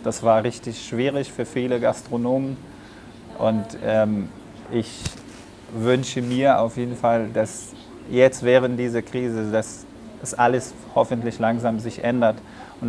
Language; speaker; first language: German; non-native, fluent; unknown